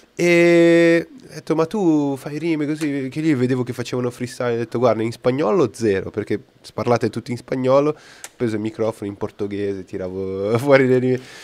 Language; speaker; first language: Italian; non-native, fluent; Portuguese